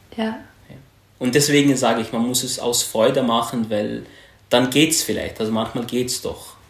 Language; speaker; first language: German; non-native, fluent; Arabic